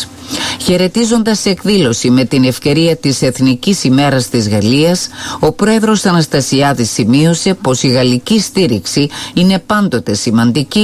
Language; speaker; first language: Greek; native; Greek